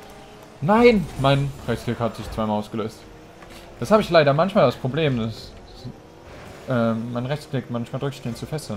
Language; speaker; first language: German; native; German